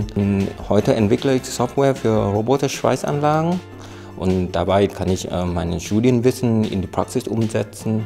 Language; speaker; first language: German; non-native, fluent; Vietnamese